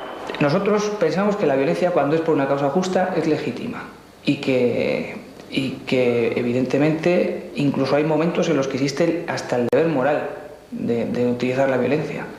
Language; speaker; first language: Spanish; native; Spanish